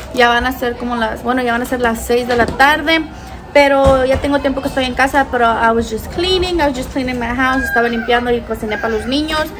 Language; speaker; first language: Spanish; early bilingual, heritage; Spanish